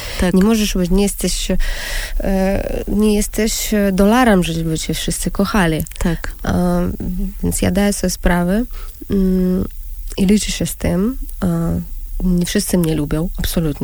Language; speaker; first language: Polish; non-native, fluent; Russian